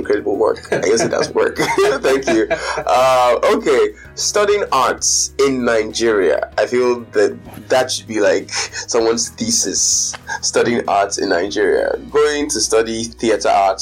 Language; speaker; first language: English; non-native, local second language; Yoruba